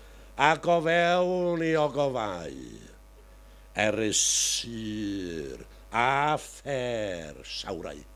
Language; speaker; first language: Welsh; native; Welsh